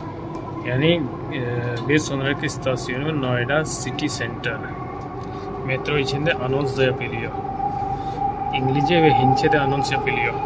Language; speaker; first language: Turkish; non-native, fluent; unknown